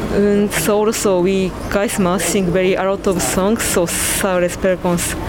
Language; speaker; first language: Latvian; non-native, learner; Japanese